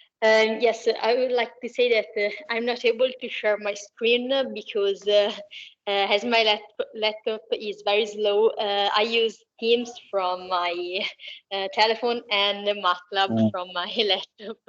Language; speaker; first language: English; non-native, fluent; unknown